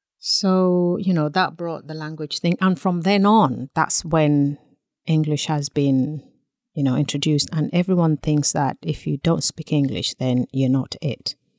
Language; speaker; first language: English; non-native, local second language; Yoruba